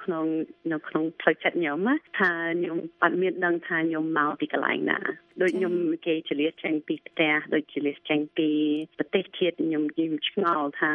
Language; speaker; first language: Khmer; early bilingual, other home language; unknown